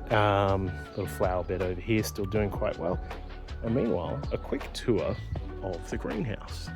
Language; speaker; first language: English; native; English